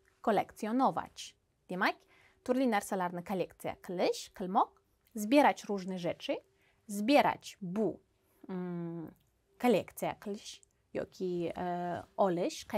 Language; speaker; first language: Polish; non-native, fluent; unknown